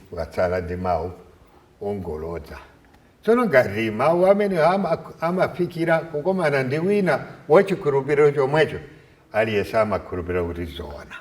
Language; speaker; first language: Nyanja; non-native, fluent; French